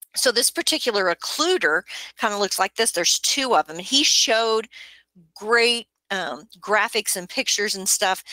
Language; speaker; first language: English; native; English